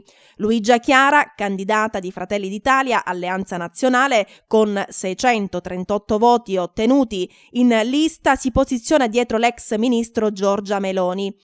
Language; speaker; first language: Italian; native; Italian